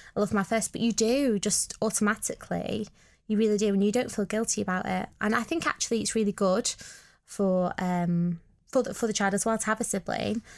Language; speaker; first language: English; native; English